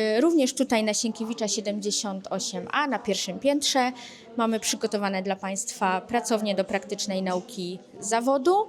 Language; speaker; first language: Polish; native; Polish